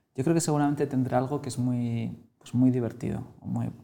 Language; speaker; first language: Spanish; native; Spanish